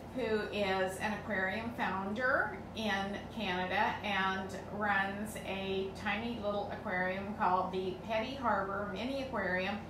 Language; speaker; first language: English; native; English